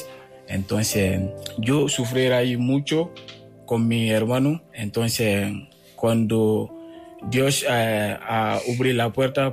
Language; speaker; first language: Spanish; non-native, fluent; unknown